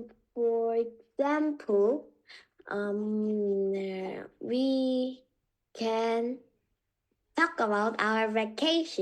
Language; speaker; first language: English; non-native, learner; Korean